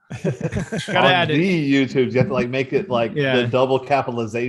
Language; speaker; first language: English; native; English